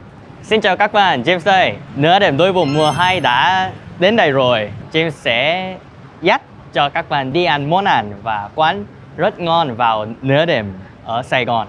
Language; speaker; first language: Vietnamese; non-native, fluent; Korean